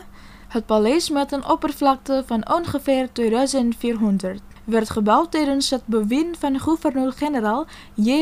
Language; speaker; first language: Dutch; non-native, fluent; Indonesian